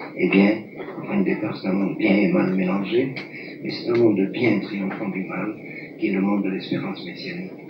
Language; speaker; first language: French; non-native, local second language; Arabic